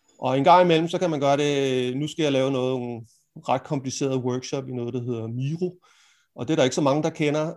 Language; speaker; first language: Danish; native; Danish